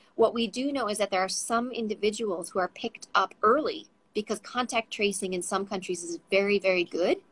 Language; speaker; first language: English; native; English